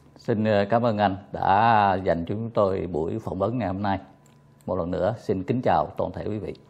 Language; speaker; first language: Vietnamese; native; Vietnamese